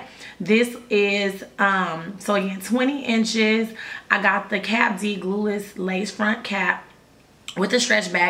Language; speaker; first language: English; native; English